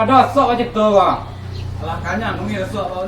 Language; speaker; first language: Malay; non-native, local second language; Minangkabau